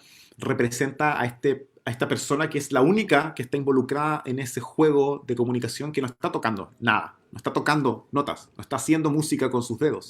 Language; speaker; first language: Spanish; native; Spanish